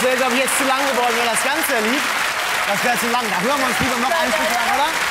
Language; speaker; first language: German; native; German